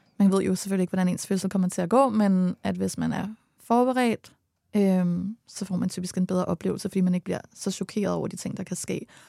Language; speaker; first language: Danish; native; Danish